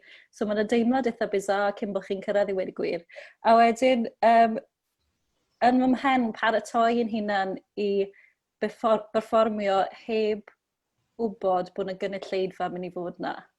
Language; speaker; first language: Welsh; native; Welsh